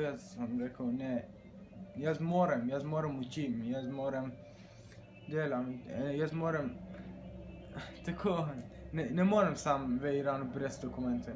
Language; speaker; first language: Slovenian; non-native, learner; Persian